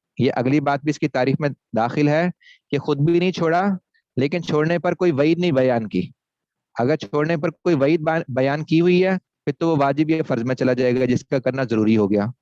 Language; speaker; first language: Urdu; non-native, local second language; Punjabi